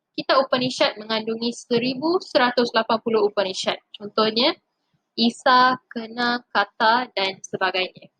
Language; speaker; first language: Malay; non-native, local second language; Tamil